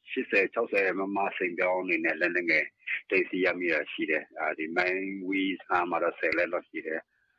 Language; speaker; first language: Burmese; non-native, local second language; Shwe Palaung